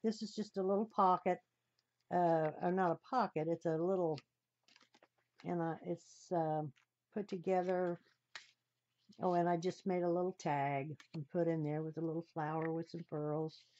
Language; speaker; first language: English; native; English